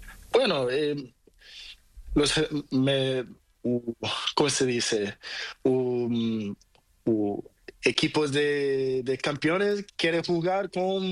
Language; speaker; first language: Spanish; non-native, learner; Portuguese